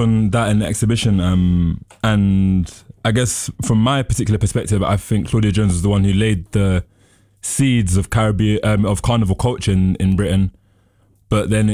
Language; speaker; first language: English; native; English